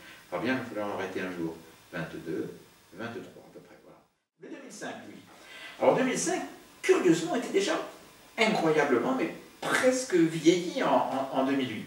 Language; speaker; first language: French; native; French